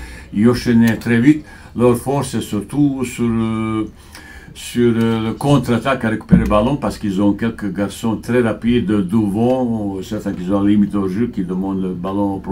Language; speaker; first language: French; non-native, fluent; Bosnian